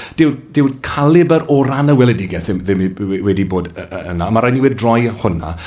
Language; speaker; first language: Welsh; native; Welsh